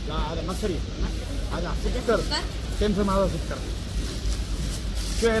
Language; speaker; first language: Arabic; non-native, learner; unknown